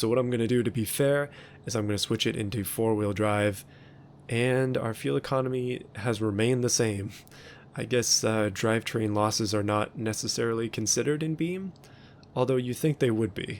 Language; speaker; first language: English; native; English